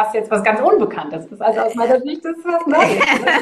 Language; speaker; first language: German; native; German